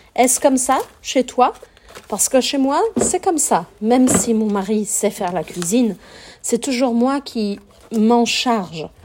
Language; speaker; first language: French; non-native, fluent; Portuguese